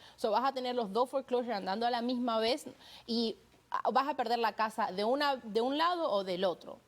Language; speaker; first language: Spanish; native; Spanish